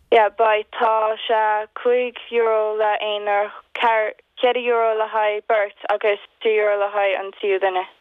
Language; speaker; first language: Irish; native; Irish